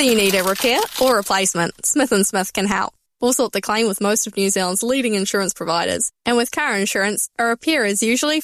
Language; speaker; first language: English; native; English